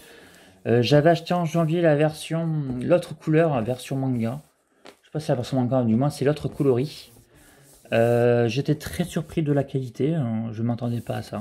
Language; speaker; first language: French; native; French